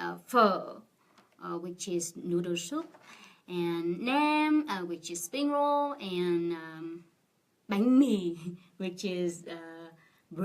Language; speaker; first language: English; non-native, fluent; Vietnamese